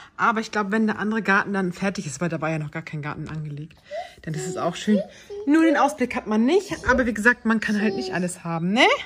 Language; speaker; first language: German; early bilingual, other home language; Turkish